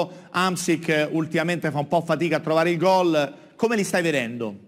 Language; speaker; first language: Italian; native; Italian